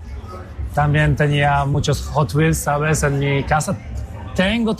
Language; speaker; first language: Spanish; non-native, fluent; Polish